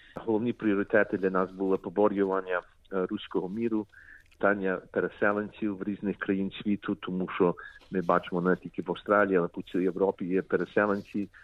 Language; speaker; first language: Ukrainian; early bilingual, heritage; Ukrainian